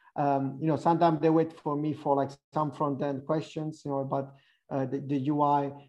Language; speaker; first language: English; non-native, fluent; Italian